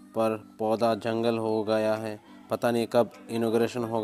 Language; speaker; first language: Hindi; non-native, local second language; Bangla